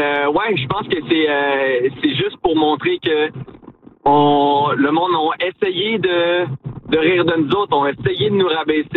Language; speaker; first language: French; native; French